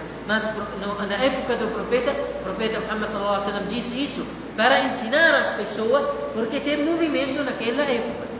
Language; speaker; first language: Portuguese; non-native, fluent; Arabic